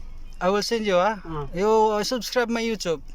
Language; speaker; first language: English; non-native, learner; Filipino